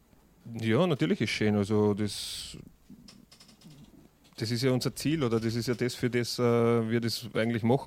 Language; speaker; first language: German; native; German